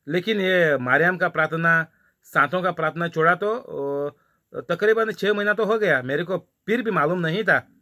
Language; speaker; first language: Hindi; non-native, local second language; Marathi